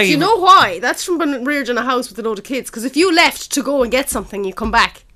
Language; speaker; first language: English; native; English